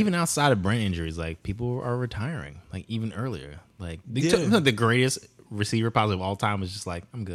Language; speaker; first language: English; native; English